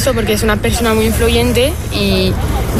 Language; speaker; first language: Spanish; non-native, fluent; French